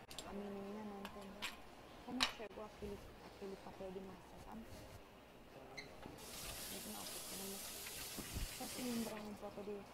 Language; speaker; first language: Portuguese; non-native, fluent; Italian